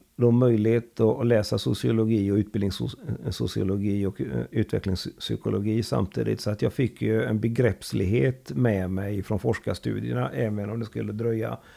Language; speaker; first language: Swedish; native; Swedish